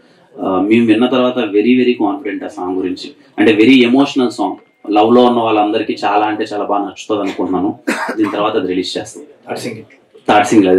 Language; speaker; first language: Telugu; native; Telugu